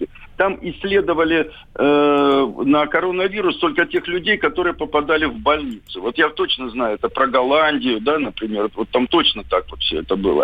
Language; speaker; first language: Russian; native; Russian